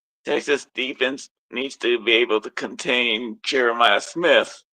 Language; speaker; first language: English; native; English